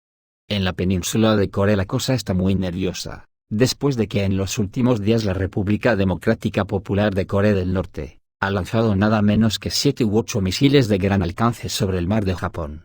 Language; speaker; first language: Spanish; native; Spanish